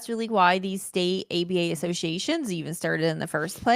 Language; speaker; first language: English; native; English